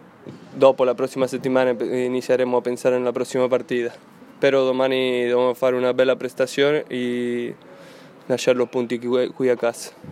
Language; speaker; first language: Italian; non-native, learner; Spanish